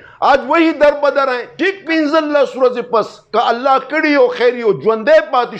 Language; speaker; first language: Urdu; non-native, local second language; Pashto